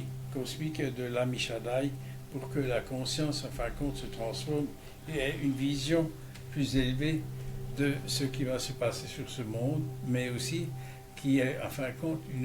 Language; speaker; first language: French; native; French